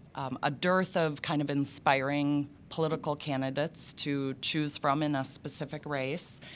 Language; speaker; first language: English; native; English